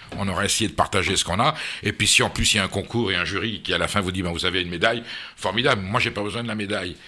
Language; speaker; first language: French; native; French